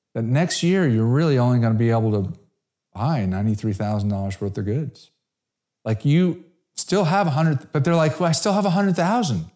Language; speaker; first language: English; native; English